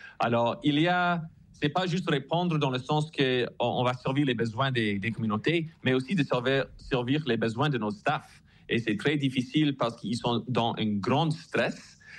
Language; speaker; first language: French; non-native, local second language; English